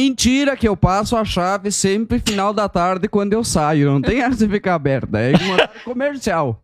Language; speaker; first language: Portuguese; native; Portuguese